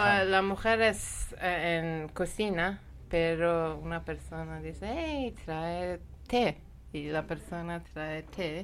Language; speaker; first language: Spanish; non-native, learner; Persian